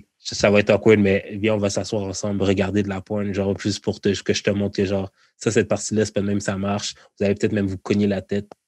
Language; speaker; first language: French; native; French